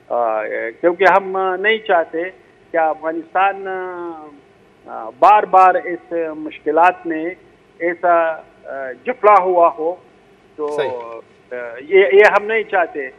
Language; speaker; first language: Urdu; non-native, fluent; Pashto